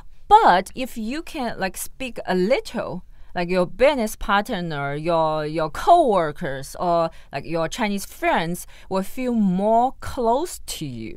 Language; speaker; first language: English; non-native, fluent; Chinese